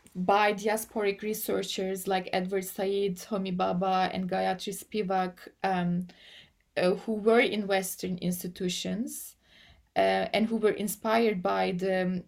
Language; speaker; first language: English; non-native, fluent; Turkish